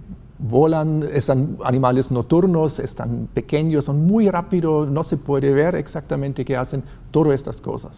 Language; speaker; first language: Spanish; non-native, fluent; German